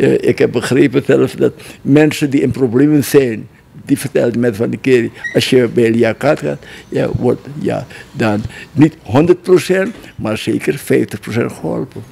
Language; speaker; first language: Dutch; non-native, local second language; Javanese